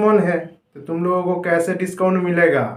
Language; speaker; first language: Hindi; non-native, local second language; Bangla